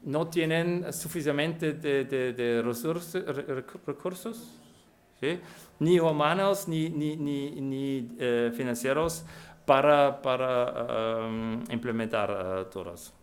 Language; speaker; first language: Spanish; non-native, fluent; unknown